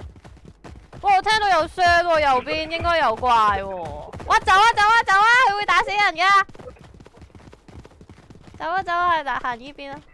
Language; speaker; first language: Chinese; native; Chinese